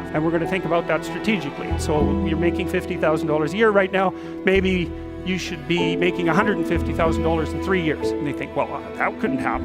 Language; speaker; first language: English; native; English